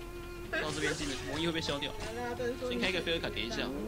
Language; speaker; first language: Chinese; native; Chinese